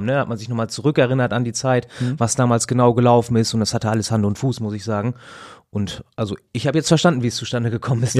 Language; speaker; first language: German; native; German